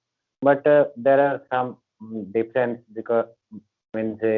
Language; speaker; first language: English; non-native, learner; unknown